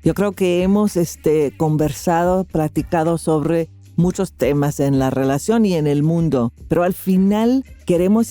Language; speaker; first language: Spanish; non-native, fluent; English